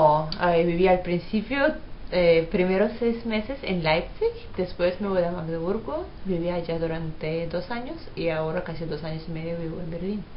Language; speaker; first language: Spanish; non-native, fluent; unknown